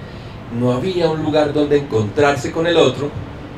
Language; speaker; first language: Spanish; native; Spanish